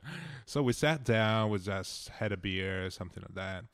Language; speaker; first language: English; non-native, fluent; Italian